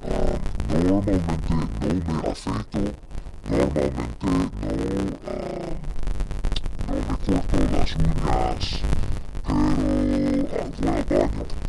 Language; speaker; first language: Spanish; non-native, fluent; English